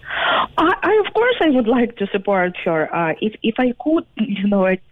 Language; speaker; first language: English; non-native, fluent; Ukrainian